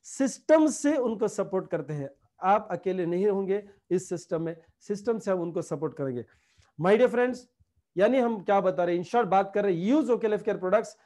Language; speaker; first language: Hindi; non-native, local second language; Marathi